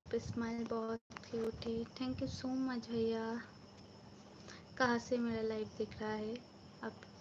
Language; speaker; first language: Hindi; non-native, local second language; Bangla